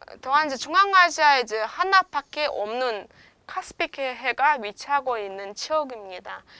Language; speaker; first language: Korean; non-native, fluent; Turkmen